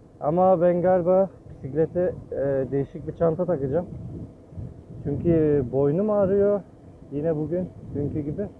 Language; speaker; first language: Turkish; early bilingual, heritage; Turkish